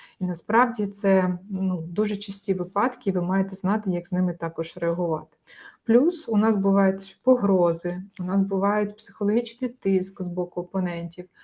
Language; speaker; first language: Ukrainian; native; Ukrainian